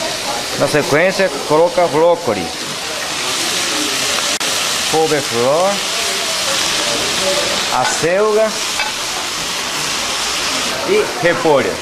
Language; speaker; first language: Portuguese; non-native, learner; Japanese